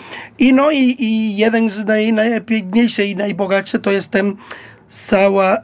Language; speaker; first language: Polish; non-native, learner; Spanish